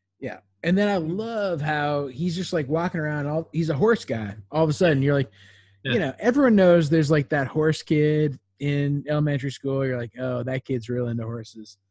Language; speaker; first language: English; native; English